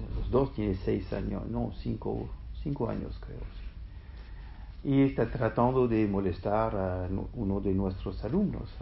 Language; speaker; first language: Spanish; non-native, fluent; French